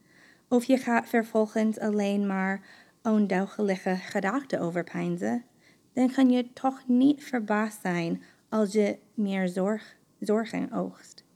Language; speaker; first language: Dutch; non-native, fluent; English